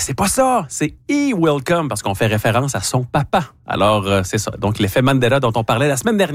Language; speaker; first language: French; native; French